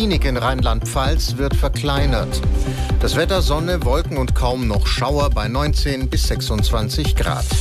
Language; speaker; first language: German; native; German